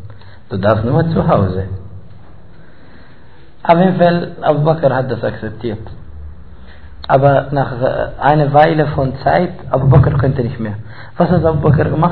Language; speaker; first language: German; non-native, fluent; Arabic